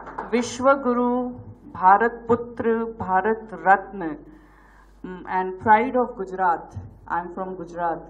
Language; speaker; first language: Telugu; non-native, learner; Gujarati